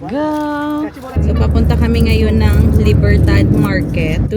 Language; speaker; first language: Filipino; non-native, local second language; Hiligaynon